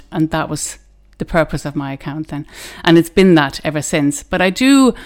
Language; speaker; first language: English; non-native, fluent; German